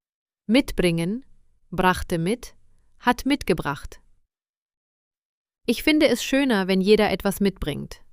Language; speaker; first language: German; non-native, fluent; Hindi